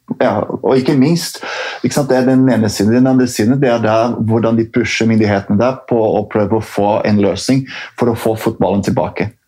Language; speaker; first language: Norwegian; non-native, fluent; Portuguese